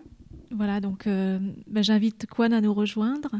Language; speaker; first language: French; native; French